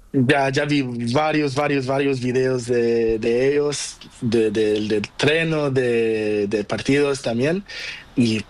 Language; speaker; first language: Spanish; non-native, learner; Portuguese